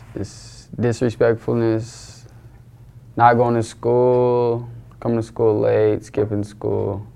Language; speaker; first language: English; native; English